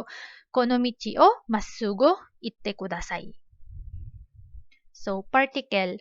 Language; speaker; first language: Japanese; non-native, fluent; Filipino